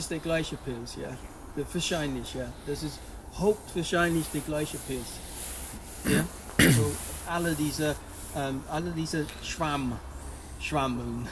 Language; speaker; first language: German; non-native, fluent; English